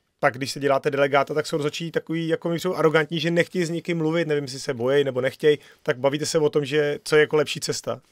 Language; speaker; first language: Czech; native; Czech